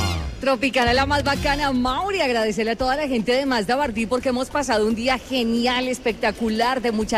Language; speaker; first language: Spanish; native; Spanish